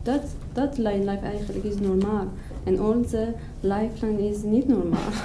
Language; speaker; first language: Dutch; non-native, learner; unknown